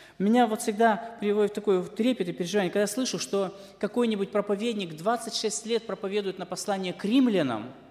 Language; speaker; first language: Russian; native; Russian